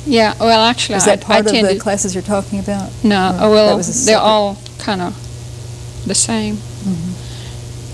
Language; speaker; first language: English; early bilingual, other home language; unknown